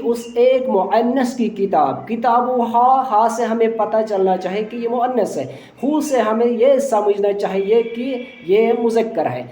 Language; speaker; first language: Urdu; non-native, local second language; Punjabi